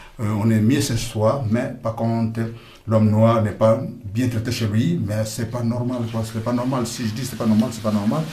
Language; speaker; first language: French; non-native, local second language; Lingala